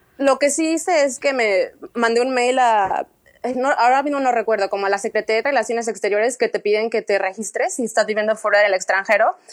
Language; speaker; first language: Spanish; native; Spanish